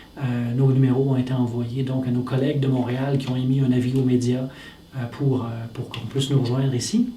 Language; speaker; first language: French; native; French